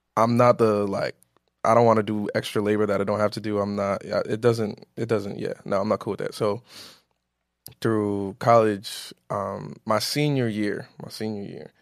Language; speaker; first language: English; early bilingual, other home language; Yoruba